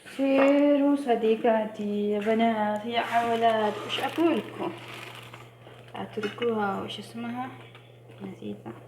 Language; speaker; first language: Arabic; non-native, fluent; Oromo